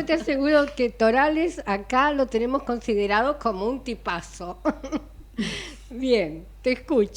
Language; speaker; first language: Spanish; native; Spanish